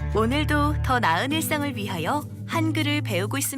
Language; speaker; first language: Korean; native; Korean